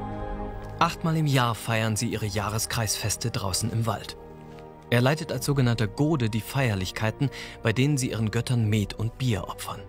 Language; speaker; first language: German; native; German